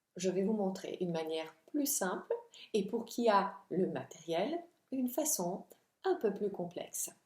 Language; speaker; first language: French; non-native, fluent; Italian